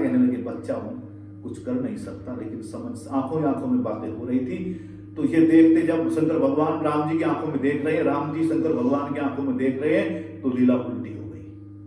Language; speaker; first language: Hindi; native; Hindi